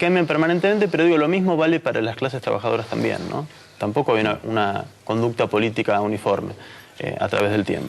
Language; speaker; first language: Spanish; native; Spanish